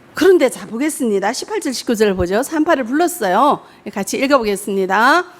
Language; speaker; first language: Korean; native; Korean